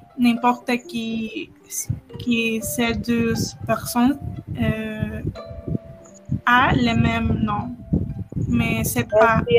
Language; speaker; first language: French; non-native, learner; Spanish